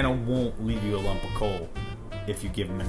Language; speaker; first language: English; native; English